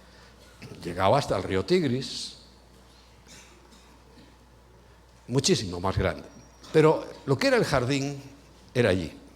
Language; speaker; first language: Spanish; native; Spanish